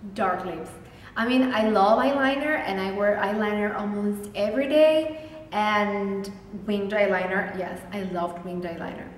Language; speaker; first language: English; non-native, fluent; Spanish